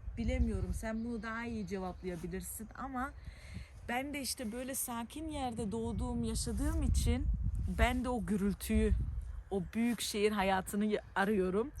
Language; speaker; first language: Turkish; early bilingual, heritage; Turkish